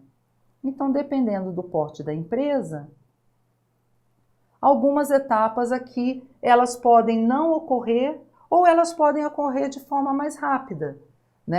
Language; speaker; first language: Portuguese; native; Portuguese